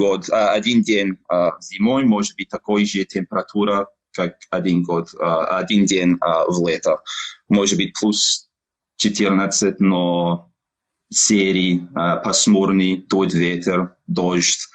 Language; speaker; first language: Russian; non-native, learner; English